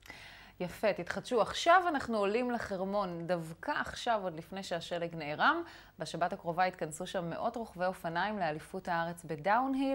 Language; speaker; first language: Hebrew; native; Hebrew